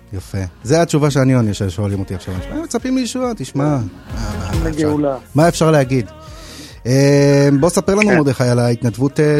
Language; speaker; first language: Hebrew; native; Hebrew